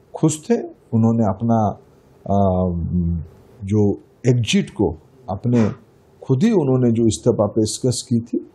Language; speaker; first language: Hindi; non-native, local second language; Odia